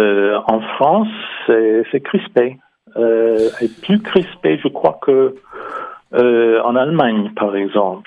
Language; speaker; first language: French; non-native, fluent; English